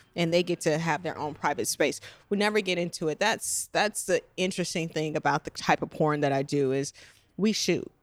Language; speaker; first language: English; native; English